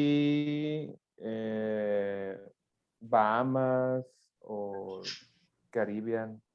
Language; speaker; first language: English; non-native, learner; Spanish